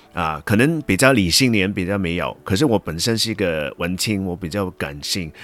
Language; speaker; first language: Chinese; non-native, local second language; Cantonese